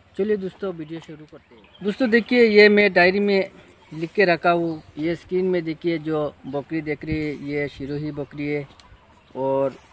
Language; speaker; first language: Hindi; non-native, local second language; Bangla